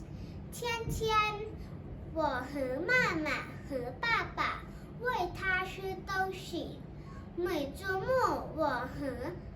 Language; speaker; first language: Chinese; non-native, learner; Thai